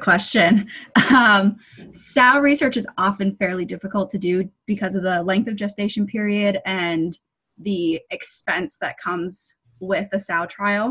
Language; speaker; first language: English; native; English